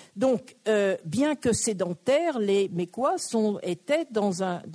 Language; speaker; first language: French; native; French